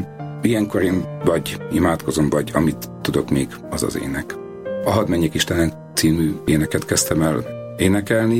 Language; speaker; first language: Hungarian; native; Hungarian